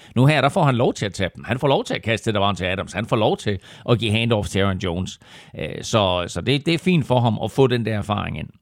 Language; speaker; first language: Danish; native; Danish